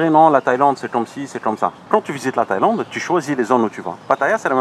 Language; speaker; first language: French; native; French